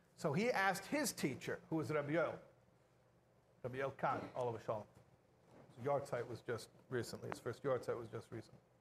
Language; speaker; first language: English; native; English